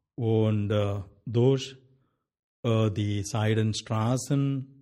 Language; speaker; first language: German; non-native, fluent; Malayalam